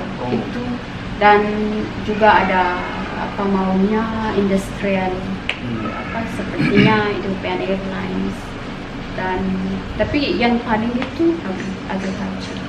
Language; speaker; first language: Indonesian; non-native, learner; Amharic